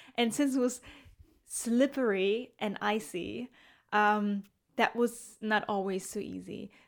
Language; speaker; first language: English; non-native, fluent; German